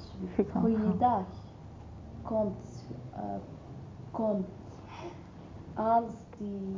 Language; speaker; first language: Dutch; non-native, learner; Arabic